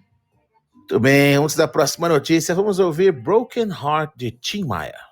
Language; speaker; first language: Portuguese; native; Portuguese